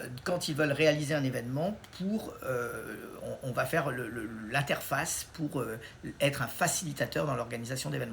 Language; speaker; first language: French; native; French